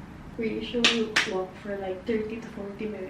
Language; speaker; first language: English; non-native, local second language; Filipino